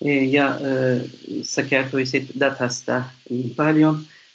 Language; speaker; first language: Finnish; non-native, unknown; Turkish